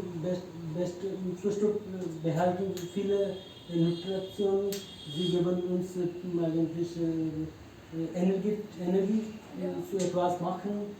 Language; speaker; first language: German; non-native, learner; Hindi